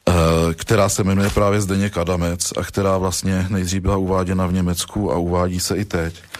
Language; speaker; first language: Czech; native; Czech